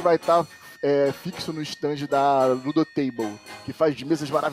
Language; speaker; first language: Portuguese; native; Portuguese